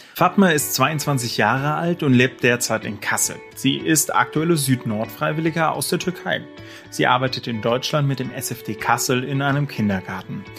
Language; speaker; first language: German; native; German